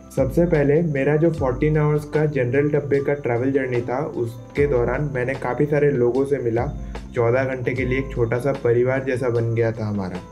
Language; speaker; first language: Hindi; non-native, local second language; Bangla